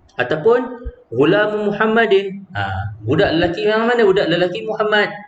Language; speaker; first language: Malay; native; Malay